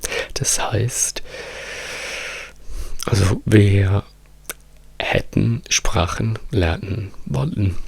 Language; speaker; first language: German; non-native, fluent; Italian